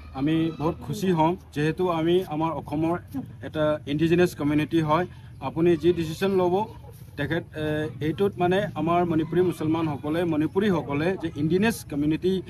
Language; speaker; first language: Assamese; non-native, local second language; Manipuri